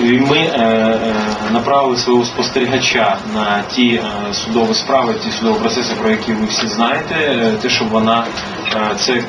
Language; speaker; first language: Ukrainian; native; Ukrainian